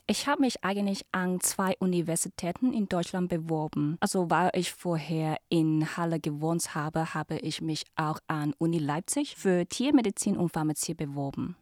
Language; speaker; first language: German; non-native, fluent; Cantonese